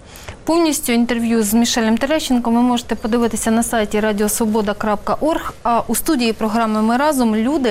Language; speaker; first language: Ukrainian; native; Ukrainian